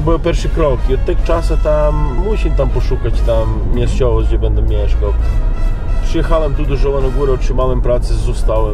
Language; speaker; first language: Polish; non-native, learner; Serbian